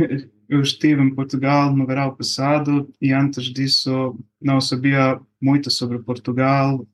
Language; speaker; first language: Portuguese; non-native, fluent; Bosnian